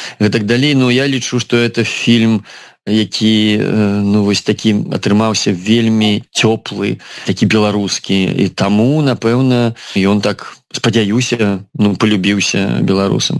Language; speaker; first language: Belarusian; non-native, local second language; Russian